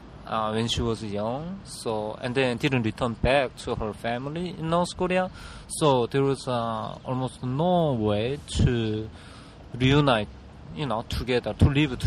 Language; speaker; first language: English; non-native, learner; Korean